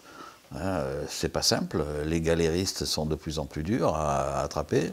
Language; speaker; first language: French; native; French